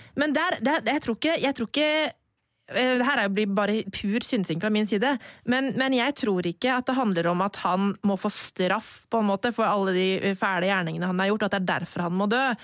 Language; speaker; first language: Norwegian; native; Norwegian